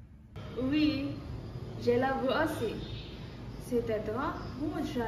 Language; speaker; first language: French; non-native, learner; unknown